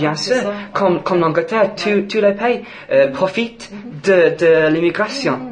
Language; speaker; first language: French; non-native, fluent; English